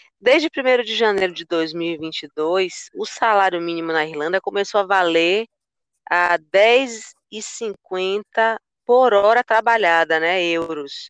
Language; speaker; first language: Portuguese; native; Portuguese